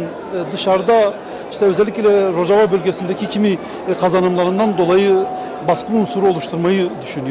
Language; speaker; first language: Turkish; native; Turkish